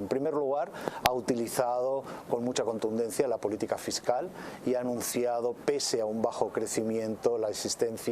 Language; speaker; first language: Spanish; native; Spanish